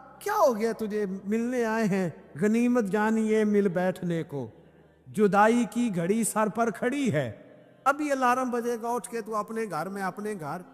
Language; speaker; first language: Urdu; non-native, local second language; Punjabi